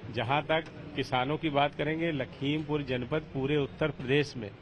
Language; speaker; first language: Hindi; native; Hindi